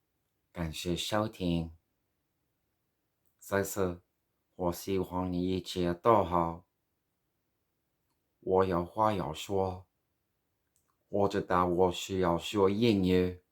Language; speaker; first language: Chinese; non-native, learner; English